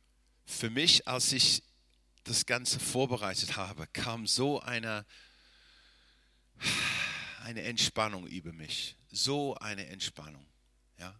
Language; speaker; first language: German; non-native, fluent; English